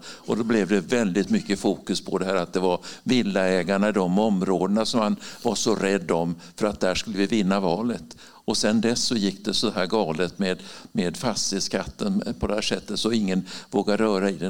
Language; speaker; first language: Swedish; native; Swedish